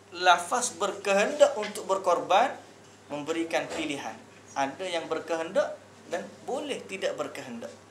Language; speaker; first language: Malay; native; Malay